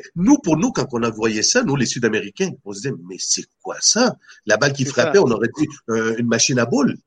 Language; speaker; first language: French; non-native, fluent; Spanish